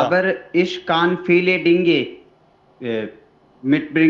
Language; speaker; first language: German; non-native, learner; Hindi